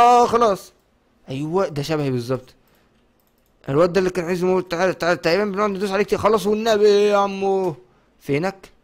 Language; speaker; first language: Arabic; native; Arabic